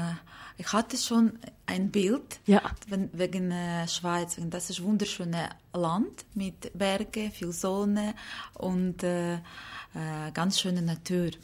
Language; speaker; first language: German; non-native, learner; Ukrainian